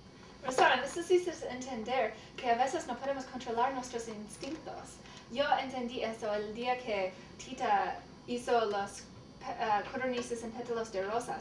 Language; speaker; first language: Spanish; non-native, learner; English